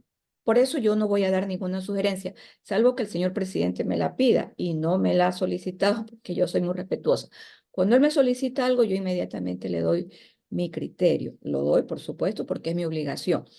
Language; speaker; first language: Spanish; native; Spanish